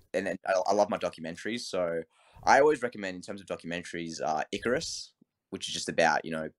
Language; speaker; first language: English; native; English